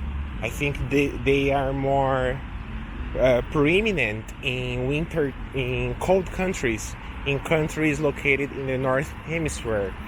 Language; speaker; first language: English; non-native, local second language; Portuguese